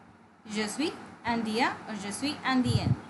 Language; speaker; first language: French; non-native, fluent; Hindi